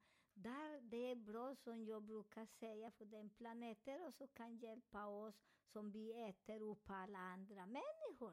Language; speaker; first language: Swedish; non-native, fluent; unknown